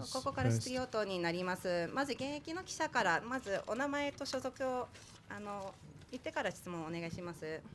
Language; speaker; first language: Japanese; native; Japanese